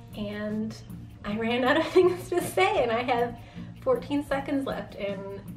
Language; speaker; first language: English; native; English